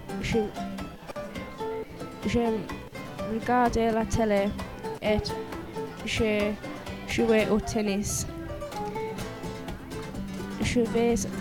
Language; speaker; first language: French; non-native, learner; English